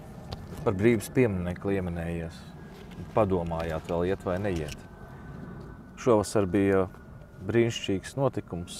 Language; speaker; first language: Latvian; native; Latvian